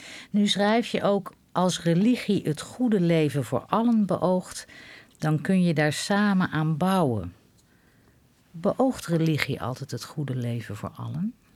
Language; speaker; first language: Dutch; native; Dutch